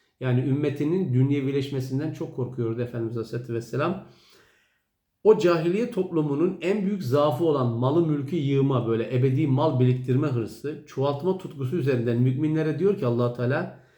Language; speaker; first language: Turkish; native; Turkish